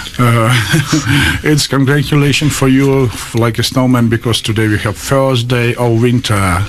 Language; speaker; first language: English; non-native, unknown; Russian